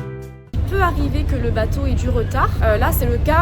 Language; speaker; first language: French; native; French